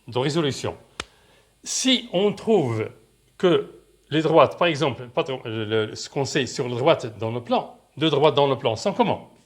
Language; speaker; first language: French; non-native, local second language; Arabic